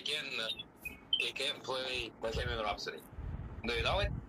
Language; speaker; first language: English; non-native, learner; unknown